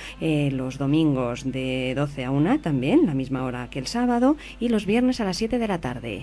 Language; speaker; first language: Spanish; native; Spanish